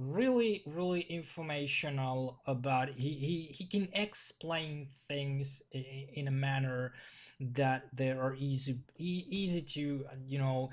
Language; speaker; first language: English; non-native, fluent; Finnish